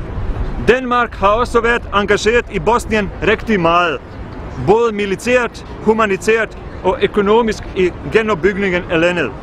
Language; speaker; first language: Danish; non-native, fluent; Bosnian